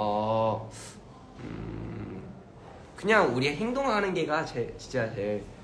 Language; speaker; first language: Korean; early bilingual, heritage; Korean